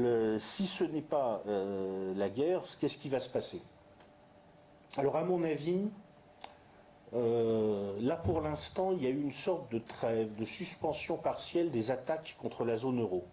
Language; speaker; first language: French; native; French